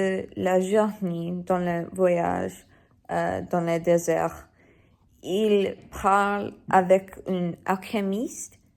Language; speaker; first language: French; non-native, learner; English